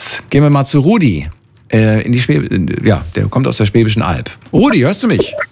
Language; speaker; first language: German; native; German